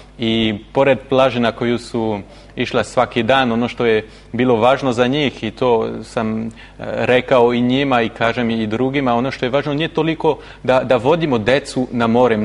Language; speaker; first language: Serbian; non-native, fluent; French